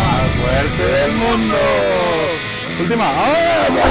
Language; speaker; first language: Spanish; native; Spanish